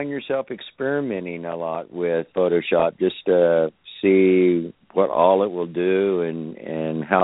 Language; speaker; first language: English; native; English